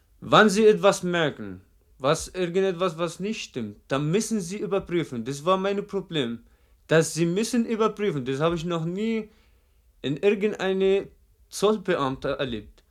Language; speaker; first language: German; non-native, fluent; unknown